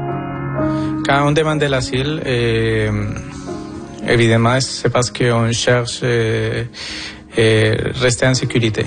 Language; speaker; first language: French; non-native, fluent; Spanish